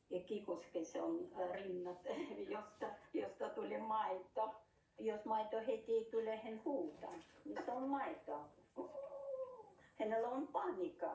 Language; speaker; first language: Finnish; non-native, learner; Russian